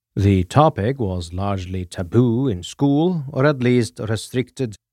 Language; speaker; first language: English; non-native, fluent; Norwegian